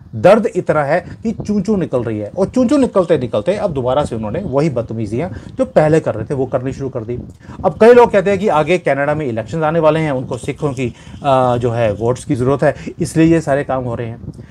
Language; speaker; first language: Hindi; native; Hindi